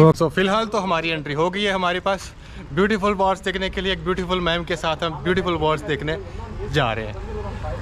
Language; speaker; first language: Hindi; native; Hindi